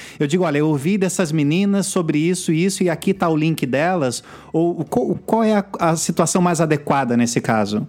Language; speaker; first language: Portuguese; native; Portuguese